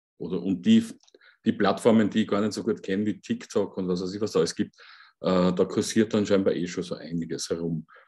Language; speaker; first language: German; native; German